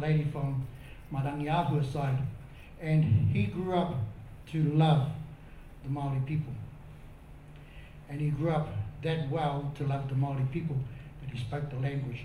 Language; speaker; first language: English; native; English